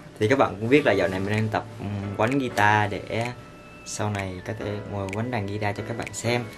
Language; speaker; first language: Vietnamese; native; Vietnamese